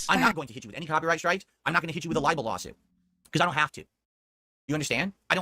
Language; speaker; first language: English; native; English